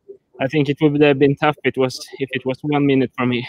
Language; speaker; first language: English; non-native, fluent; Swedish